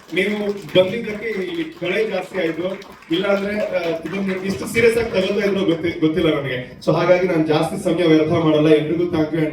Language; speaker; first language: Kannada; non-native, local second language; Tulu